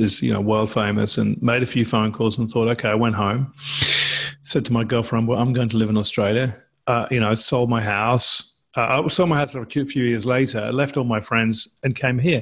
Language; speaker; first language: English; native; English